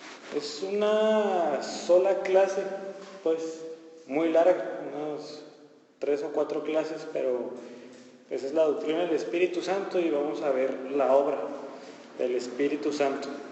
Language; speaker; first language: Spanish; native; Spanish